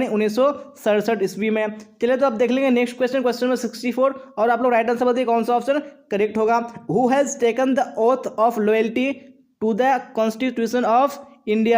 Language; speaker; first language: Hindi; native; Hindi